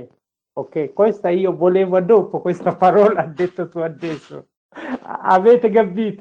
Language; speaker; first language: Italian; non-native, learner; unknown